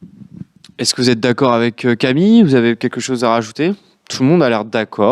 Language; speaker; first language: French; native; French